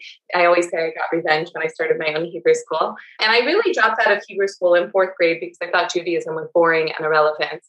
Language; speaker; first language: English; native; English